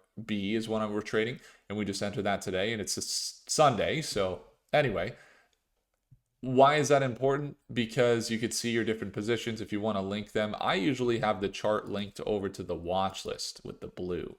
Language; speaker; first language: English; native; English